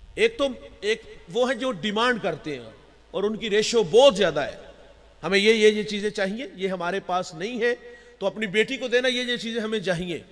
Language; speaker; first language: Urdu; non-native, local second language; Punjabi